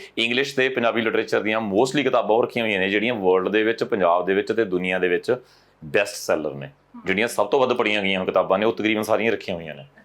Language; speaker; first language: Punjabi; native; Punjabi